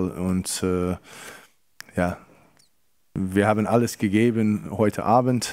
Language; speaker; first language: German; non-native, fluent; English